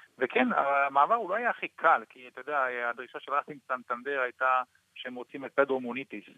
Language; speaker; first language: Hebrew; non-native, local second language; Arabic